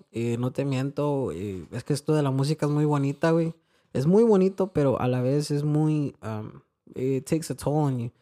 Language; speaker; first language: Spanish; early bilingual, heritage; Spanish